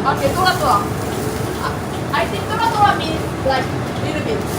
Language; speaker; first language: English; non-native, learner; Korean